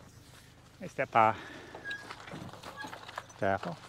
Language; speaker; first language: English; native; English